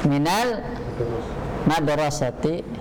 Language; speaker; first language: Arabic; non-native, fluent; Indonesian